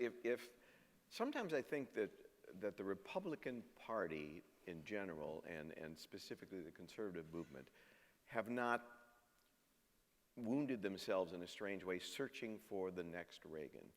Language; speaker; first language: English; native; English